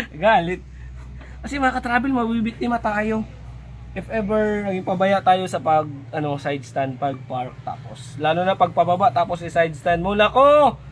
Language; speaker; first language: Filipino; non-native, local second language; Waray